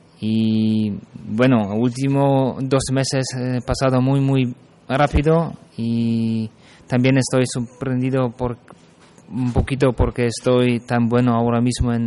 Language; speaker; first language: Spanish; non-native, fluent; German